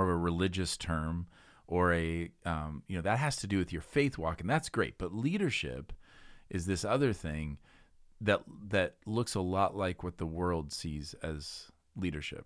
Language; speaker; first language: English; native; English